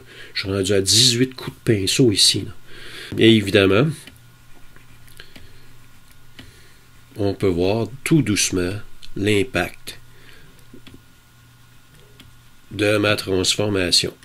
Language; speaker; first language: French; native; French